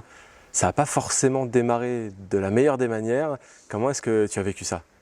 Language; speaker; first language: French; native; French